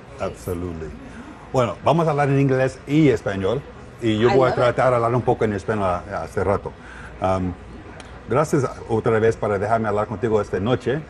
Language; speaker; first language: Spanish; non-native, learner; English